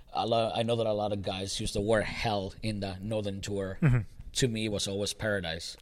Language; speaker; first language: English; early bilingual, other home language; Spanish